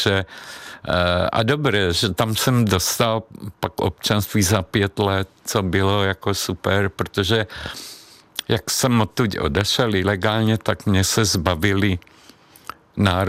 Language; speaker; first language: Czech; non-native, fluent; Hungarian